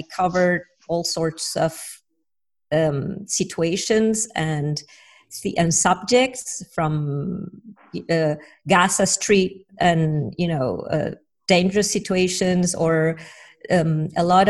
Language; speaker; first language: English; non-native, fluent; Spanish